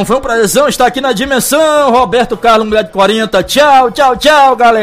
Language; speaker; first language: Portuguese; native; Portuguese